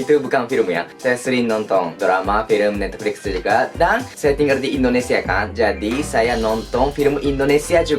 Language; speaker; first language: Indonesian; non-native, learner; Japanese